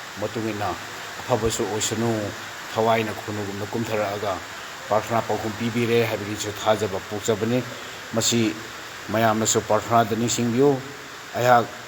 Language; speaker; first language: Manipuri; non-native, local second language; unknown